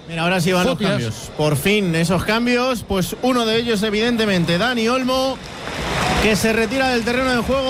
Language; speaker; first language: Spanish; native; Spanish